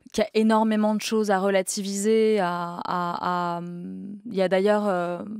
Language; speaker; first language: French; native; French